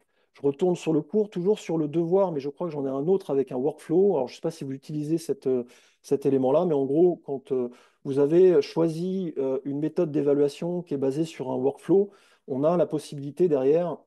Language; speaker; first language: French; native; French